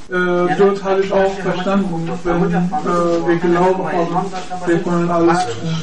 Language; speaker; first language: German; non-native, learner; Persian